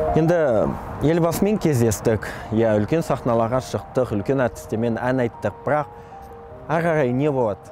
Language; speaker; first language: Kazakh; non-native, local second language; Russian